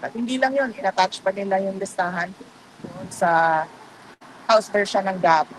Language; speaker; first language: Filipino; non-native, local second language; Cebuano